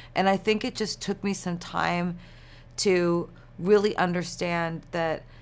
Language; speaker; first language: English; native; English